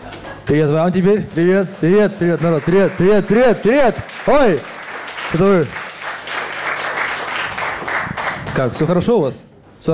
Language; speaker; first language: Russian; native; Russian